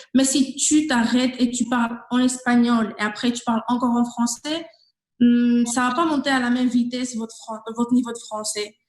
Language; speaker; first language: French; non-native, fluent; Spanish